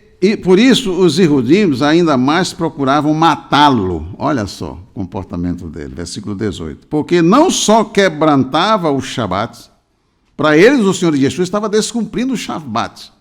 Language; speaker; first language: Portuguese; native; Portuguese